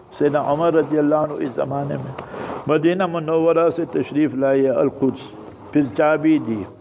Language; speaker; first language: Urdu; early bilingual, heritage; English